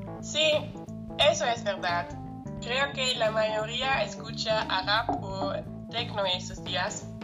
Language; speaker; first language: Spanish; non-native, learner; German